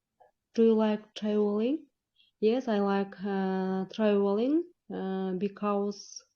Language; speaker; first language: English; non-native, learner; Kyrgyz